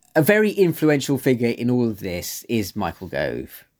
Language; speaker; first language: English; native; English